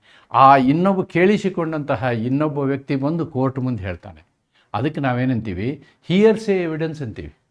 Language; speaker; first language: Kannada; native; Kannada